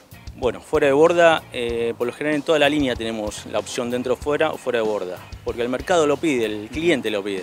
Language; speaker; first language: Spanish; native; Spanish